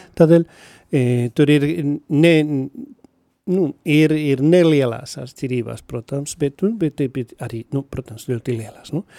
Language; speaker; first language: Latvian; non-native, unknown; Spanish